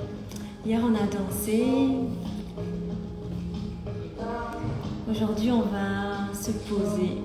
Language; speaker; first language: French; native; French